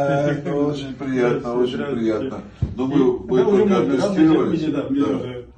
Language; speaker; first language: Russian; native; Russian